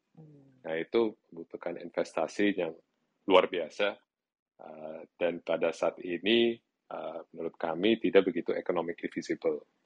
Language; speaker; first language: Indonesian; early bilingual, other home language; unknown